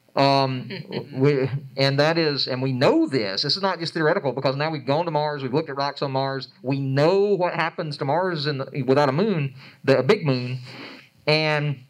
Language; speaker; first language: English; native; English